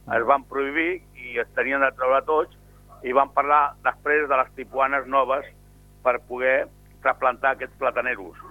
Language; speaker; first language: Catalan; non-native, local second language; Spanish